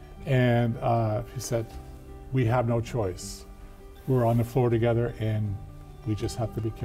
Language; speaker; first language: English; native; English